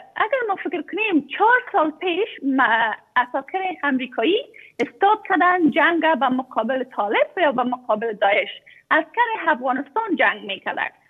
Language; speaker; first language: Persian; native; Persian